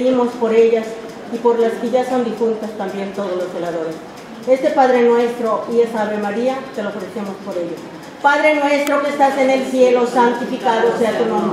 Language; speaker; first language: Spanish; native; Spanish